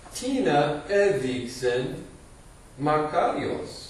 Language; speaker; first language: Greek; non-native, fluent; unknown